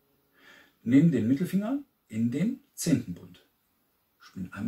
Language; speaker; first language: German; native; German